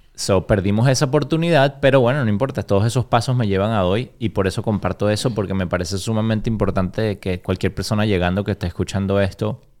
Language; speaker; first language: Spanish; native; Spanish